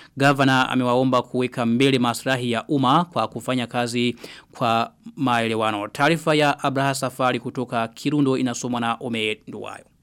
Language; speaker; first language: Swahili; non-native, local second language; Rundi